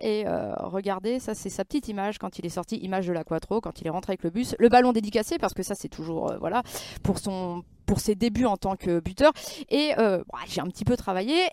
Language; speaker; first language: French; native; French